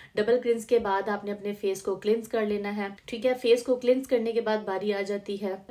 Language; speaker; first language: Urdu; native; Urdu